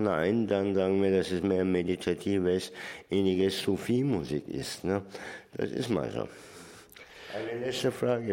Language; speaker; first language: German; non-native, fluent; Turkish